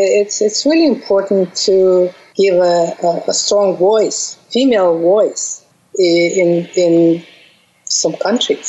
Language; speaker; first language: English; non-native, fluent; Russian